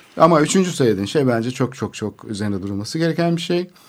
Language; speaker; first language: Turkish; native; Turkish